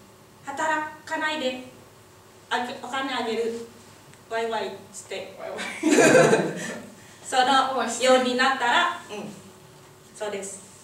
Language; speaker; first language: Japanese; non-native, learner; Indonesian